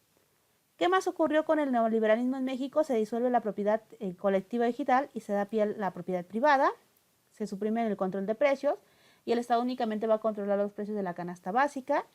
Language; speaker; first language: Spanish; native; Spanish